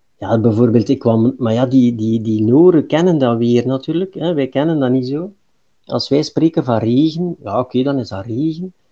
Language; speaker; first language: Dutch; native; Dutch